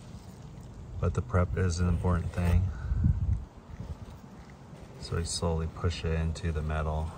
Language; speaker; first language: English; native; English